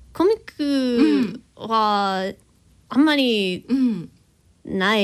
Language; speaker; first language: Japanese; non-native, learner; English